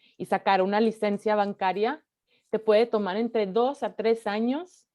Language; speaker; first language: Spanish; early bilingual, heritage; Spanish